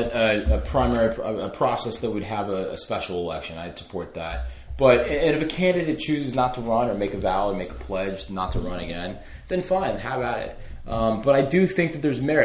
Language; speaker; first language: English; native; English